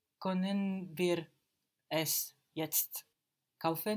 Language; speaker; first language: German; non-native, learner; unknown